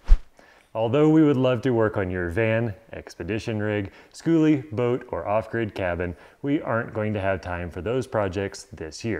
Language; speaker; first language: English; native; English